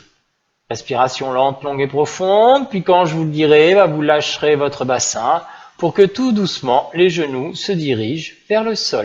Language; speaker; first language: French; native; French